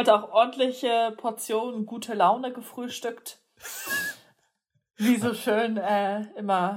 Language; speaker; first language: German; native; German